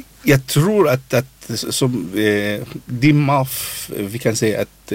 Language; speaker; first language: Swedish; non-native, learner; Arabic